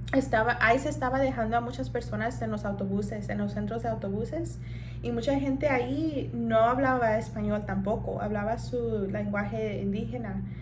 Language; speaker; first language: Spanish; early bilingual, heritage; Spanish